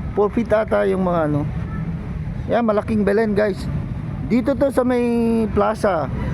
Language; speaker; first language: Filipino; non-native, local second language; Iloko